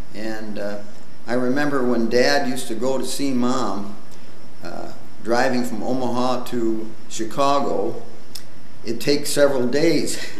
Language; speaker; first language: English; native; English